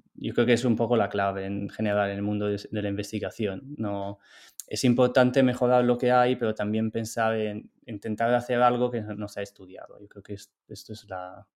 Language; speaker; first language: Spanish; non-native, fluent; Italian